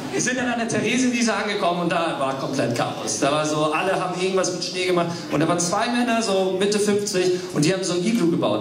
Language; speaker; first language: German; early bilingual, other home language; English